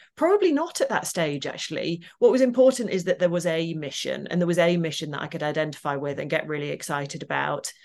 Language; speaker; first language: English; native; English